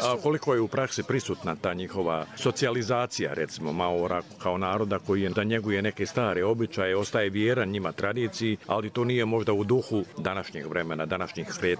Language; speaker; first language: Serbian; native; Serbian